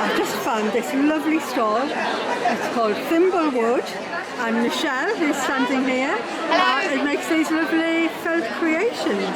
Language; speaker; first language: English; native; English